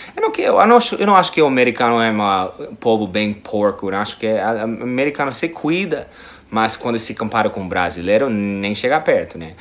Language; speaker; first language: Portuguese; non-native, fluent; English